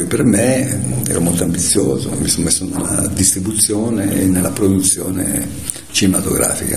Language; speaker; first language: Italian; native; Italian